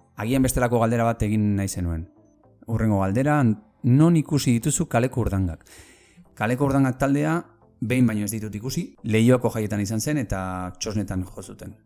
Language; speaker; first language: Basque; native; Basque